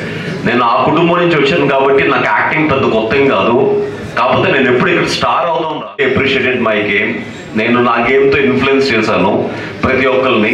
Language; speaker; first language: Telugu; native; Telugu